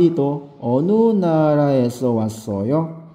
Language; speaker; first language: Korean; non-native, fluent; Filipino